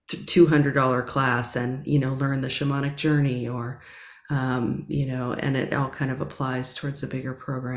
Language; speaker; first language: English; native; English